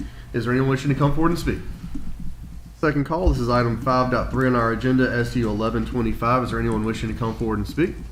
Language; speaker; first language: English; native; English